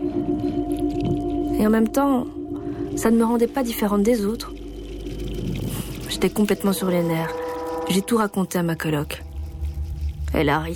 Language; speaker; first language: French; native; French